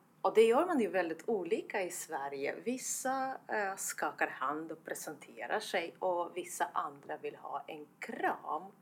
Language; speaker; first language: Swedish; non-native, fluent; Estonian